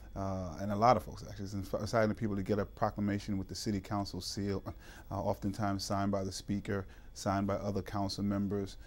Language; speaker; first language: English; native; English